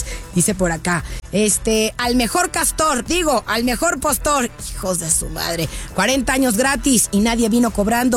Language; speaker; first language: Spanish; native; Spanish